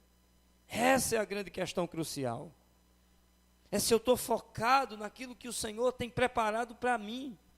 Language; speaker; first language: Portuguese; native; Portuguese